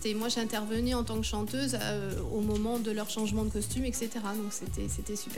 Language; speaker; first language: French; native; French